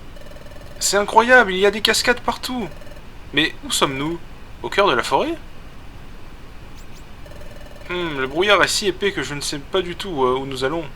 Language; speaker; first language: French; native; French